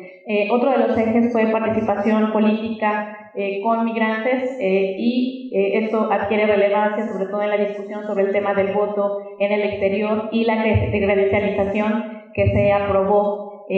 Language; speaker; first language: Spanish; native; Spanish